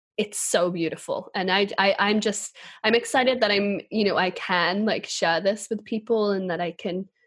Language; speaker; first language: English; native; English